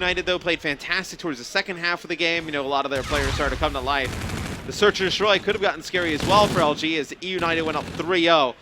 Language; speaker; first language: English; native; English